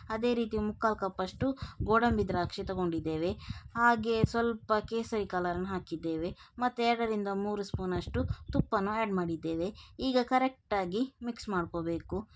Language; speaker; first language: Kannada; non-native, local second language; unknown